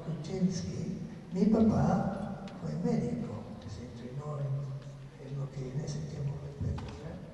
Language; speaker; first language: Spanish; non-native, fluent; English